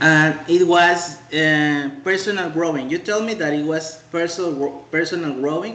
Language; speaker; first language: English; non-native, fluent; Spanish